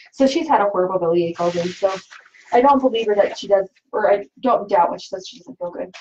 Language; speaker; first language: English; native; English